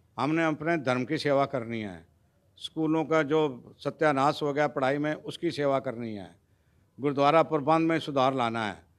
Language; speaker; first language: Hindi; non-native, local second language; Punjabi